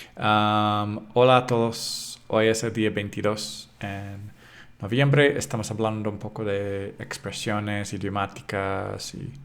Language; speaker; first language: Spanish; non-native, fluent; English